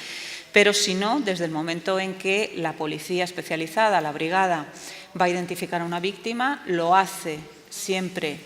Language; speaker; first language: Spanish; native; Spanish